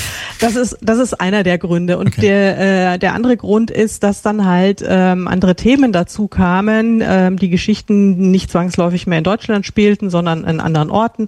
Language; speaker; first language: German; native; German